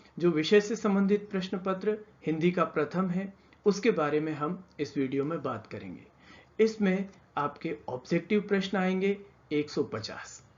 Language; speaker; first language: Hindi; native; Hindi